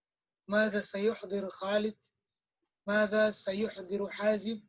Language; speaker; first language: Arabic; non-native, fluent; Indonesian